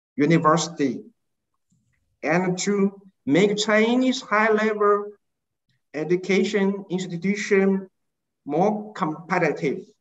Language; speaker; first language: English; non-native, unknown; Chinese